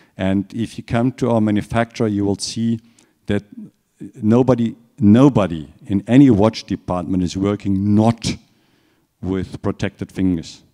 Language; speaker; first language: English; non-native, fluent; German